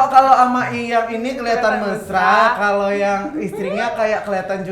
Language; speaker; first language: Indonesian; native; Indonesian